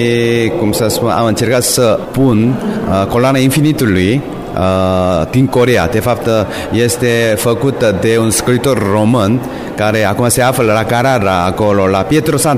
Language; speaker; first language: Romanian; non-native, fluent; Korean